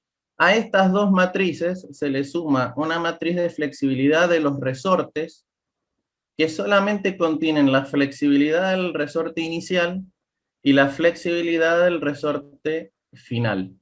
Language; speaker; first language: Spanish; native; Spanish